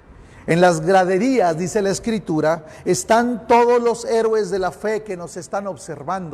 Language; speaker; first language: Spanish; native; Spanish